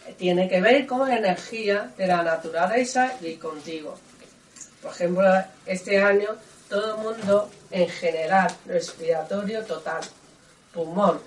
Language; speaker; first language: Spanish; non-native, learner; Chinese